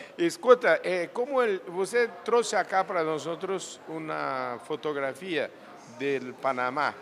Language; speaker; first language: Spanish; non-native, learner; Portuguese